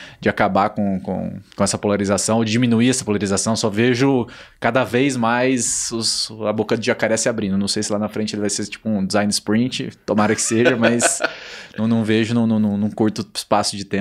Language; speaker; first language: Portuguese; native; Portuguese